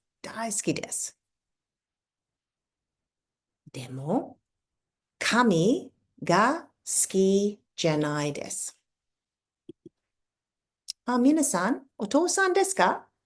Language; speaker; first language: Japanese; non-native, fluent; English